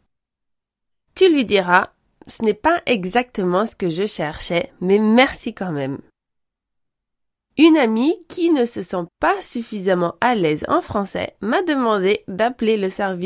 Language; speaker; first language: French; native; French